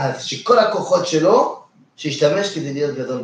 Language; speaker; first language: Hebrew; non-native, fluent; French